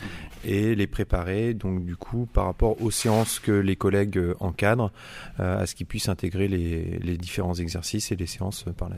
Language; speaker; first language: French; native; French